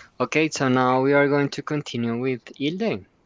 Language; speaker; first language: English; non-native, fluent; Spanish